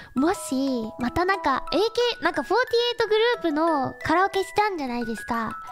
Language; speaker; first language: Japanese; non-native, fluent; English